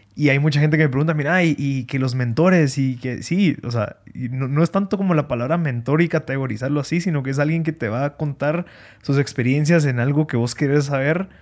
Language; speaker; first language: Spanish; native; Spanish